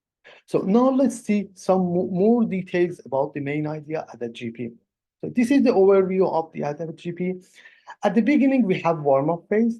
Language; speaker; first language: English; non-native, fluent; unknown